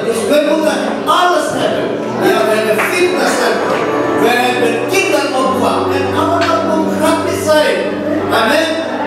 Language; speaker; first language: Dutch; non-native, fluent; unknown